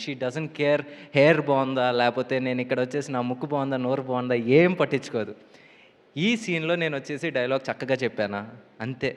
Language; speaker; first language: Telugu; native; Telugu